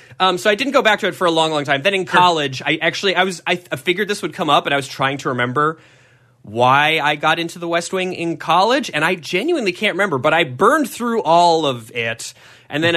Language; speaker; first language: English; native; English